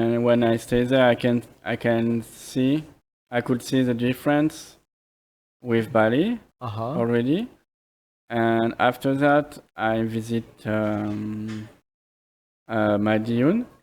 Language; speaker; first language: English; non-native, fluent; French